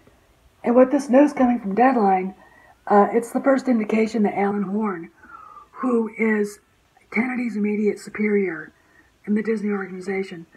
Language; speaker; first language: English; native; English